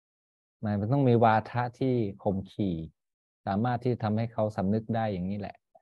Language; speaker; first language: Thai; native; Thai